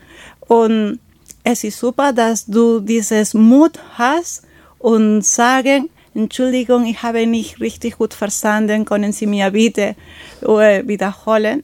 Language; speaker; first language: German; non-native, fluent; Spanish